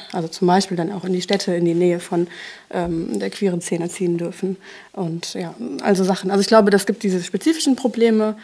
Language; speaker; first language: German; native; German